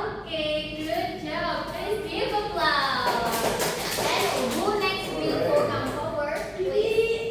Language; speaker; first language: English; non-native, learner; Indonesian